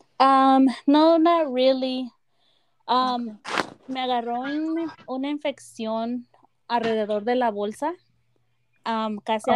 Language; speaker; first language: Spanish; early bilingual, heritage; Spanish